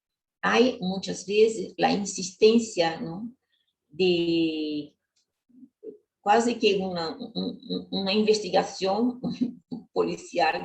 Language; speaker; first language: Spanish; non-native, learner; Portuguese